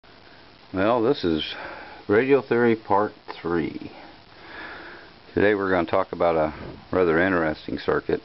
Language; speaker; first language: English; native; English